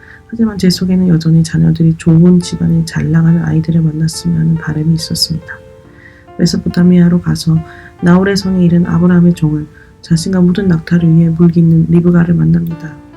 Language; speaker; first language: Korean; native; Korean